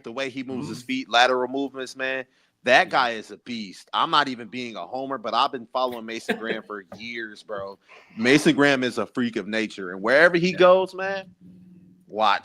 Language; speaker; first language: English; native; English